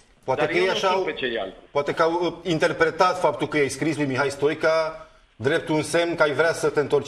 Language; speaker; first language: Romanian; native; Romanian